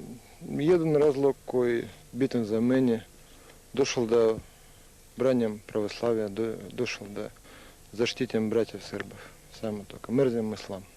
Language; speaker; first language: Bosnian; non-native, learner; Russian